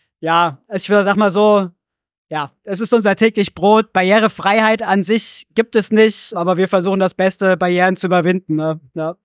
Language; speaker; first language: German; native; German